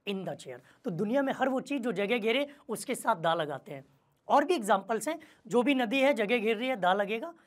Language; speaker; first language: Hindi; native; Hindi